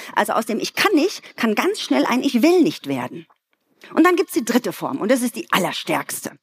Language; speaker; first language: German; native; German